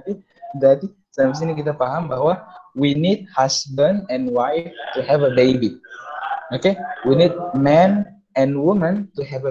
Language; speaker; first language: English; non-native, fluent; Indonesian